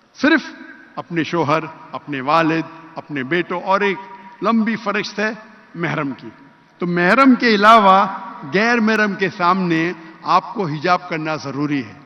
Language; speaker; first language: Urdu; non-native, local second language; Konkani